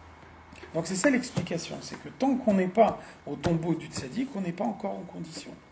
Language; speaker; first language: French; native; French